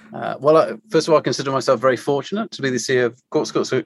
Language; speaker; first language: English; native; English